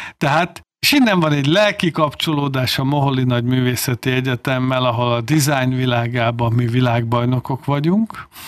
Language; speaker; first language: Hungarian; native; Hungarian